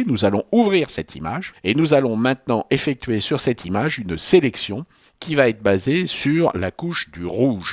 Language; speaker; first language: French; native; French